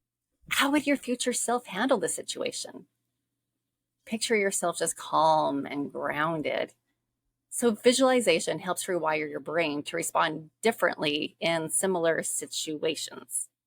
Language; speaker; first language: English; native; English